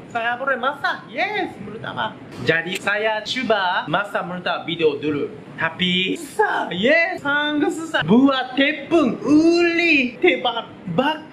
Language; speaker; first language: Indonesian; non-native, learner; Japanese